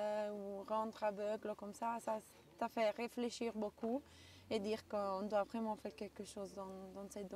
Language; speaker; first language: French; non-native, local second language; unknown